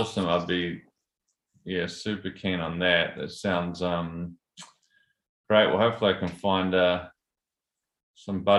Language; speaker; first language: English; native; English